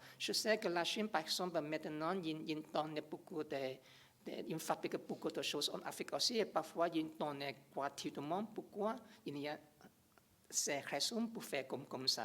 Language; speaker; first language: French; non-native, learner; English